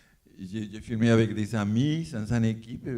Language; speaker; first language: French; non-native, fluent; Spanish